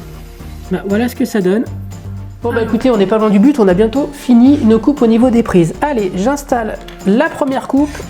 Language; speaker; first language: French; native; French